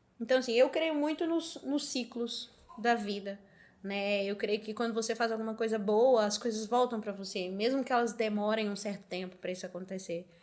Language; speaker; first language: Portuguese; native; Portuguese